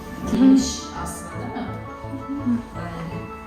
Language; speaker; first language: Turkish; native; Turkish